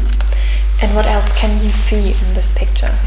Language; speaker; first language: English; non-native, fluent; German